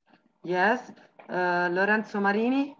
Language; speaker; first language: English; non-native, learner; Italian